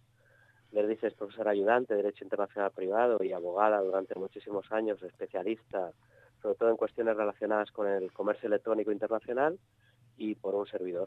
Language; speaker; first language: Spanish; native; Spanish